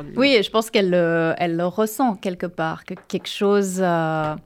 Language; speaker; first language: French; native; French